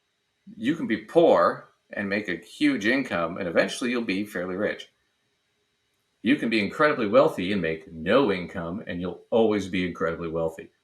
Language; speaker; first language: English; native; English